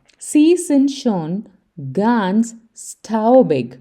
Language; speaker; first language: German; non-native, fluent; Malayalam